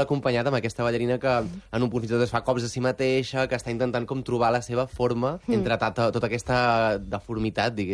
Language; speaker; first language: Catalan; native; Catalan